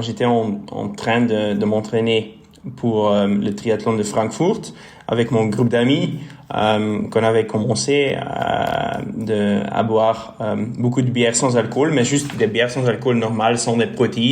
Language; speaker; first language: French; non-native, local second language; Dutch